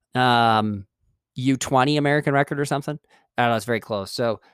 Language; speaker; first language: English; native; English